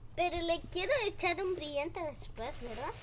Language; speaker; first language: Spanish; native; Spanish